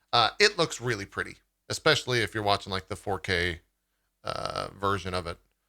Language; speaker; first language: English; native; English